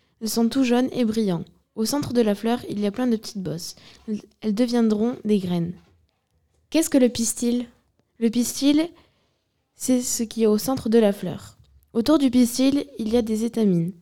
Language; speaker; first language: French; native; French